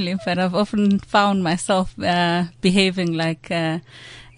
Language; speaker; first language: English; non-native, local second language; Xhosa